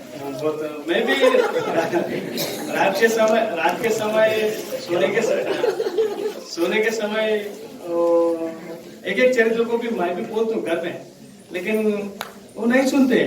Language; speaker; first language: Hindi; non-native, local second language; Telugu